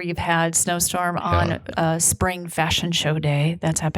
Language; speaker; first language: English; native; English